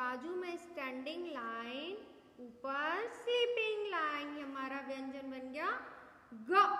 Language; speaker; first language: Hindi; native; Hindi